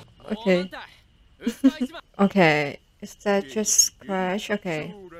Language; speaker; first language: English; non-native, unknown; Indonesian